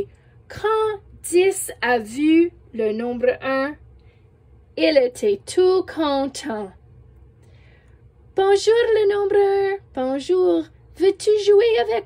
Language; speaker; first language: French; non-native, fluent; English